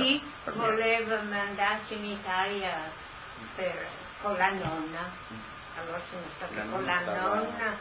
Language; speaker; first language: Italian; non-native, local second language; Friulian